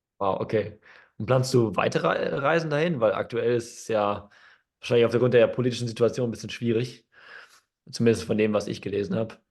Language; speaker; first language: German; native; German